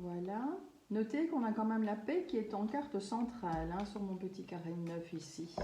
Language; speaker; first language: French; native; French